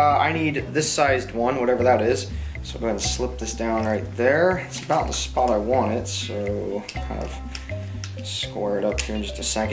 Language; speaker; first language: English; native; English